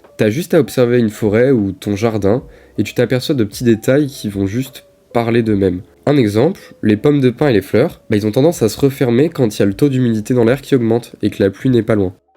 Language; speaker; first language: French; native; French